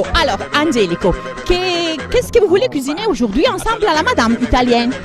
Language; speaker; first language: French; non-native, fluent; Italian